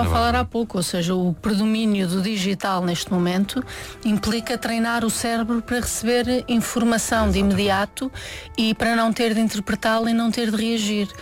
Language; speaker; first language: Portuguese; native; Portuguese